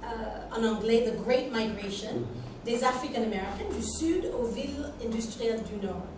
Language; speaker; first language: French; non-native, fluent; English